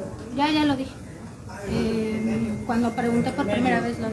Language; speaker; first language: Spanish; native; Spanish